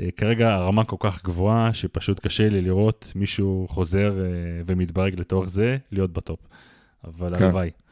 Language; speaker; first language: Hebrew; native; Hebrew